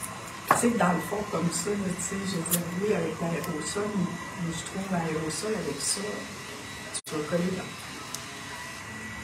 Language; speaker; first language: French; native; French